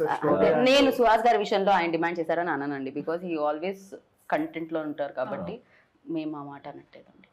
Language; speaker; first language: Telugu; native; Telugu